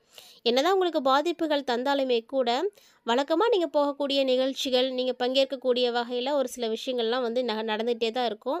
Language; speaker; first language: Tamil; native; Tamil